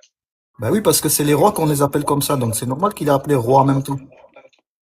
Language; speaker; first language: French; native; French